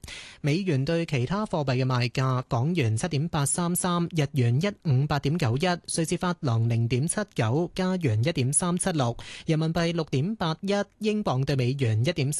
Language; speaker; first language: Cantonese; native; Cantonese